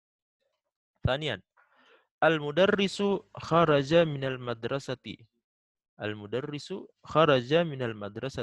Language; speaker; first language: Arabic; non-native, fluent; Indonesian